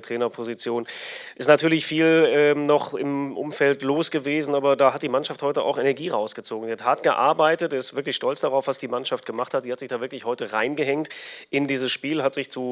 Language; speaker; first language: German; native; German